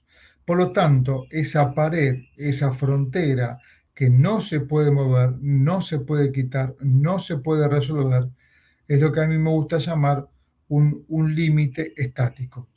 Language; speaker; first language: Spanish; native; Spanish